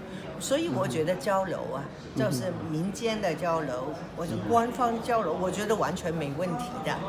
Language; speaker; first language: Chinese; non-native, local second language; Cantonese